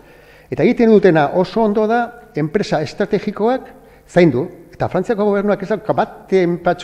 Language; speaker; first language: Basque; native; Basque